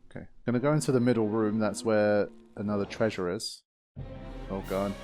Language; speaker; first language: English; native; English